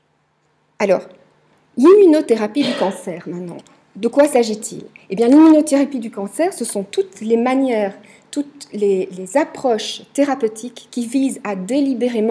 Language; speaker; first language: French; native; French